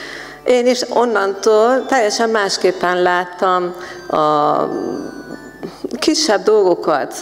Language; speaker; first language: Hungarian; non-native, fluent; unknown